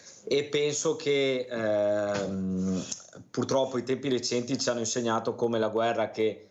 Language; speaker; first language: Italian; native; Italian